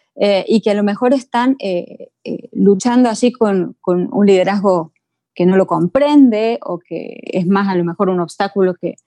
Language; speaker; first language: Spanish; native; Spanish